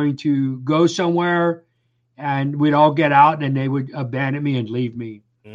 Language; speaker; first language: English; native; English